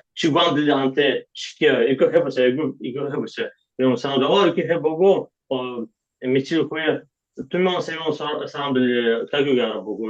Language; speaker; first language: Korean; non-native, learner; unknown